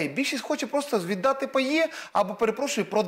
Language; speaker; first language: Ukrainian; native; Ukrainian